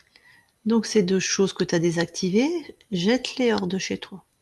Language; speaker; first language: French; native; French